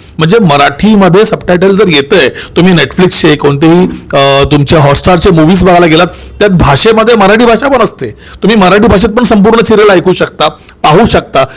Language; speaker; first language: Marathi; native; Marathi